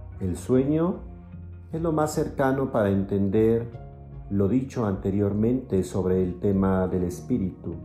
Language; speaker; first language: Spanish; native; Spanish